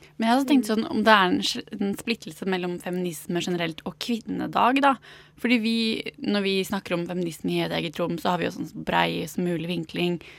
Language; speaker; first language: Norwegian; native; Norwegian